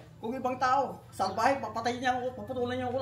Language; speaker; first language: Filipino; native; Filipino